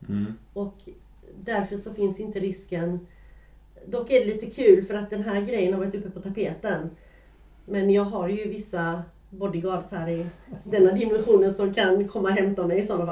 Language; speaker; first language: Swedish; native; Swedish